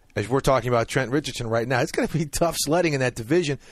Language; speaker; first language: English; native; English